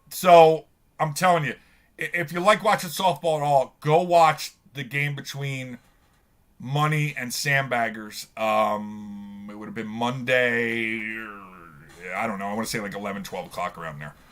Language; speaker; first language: English; native; English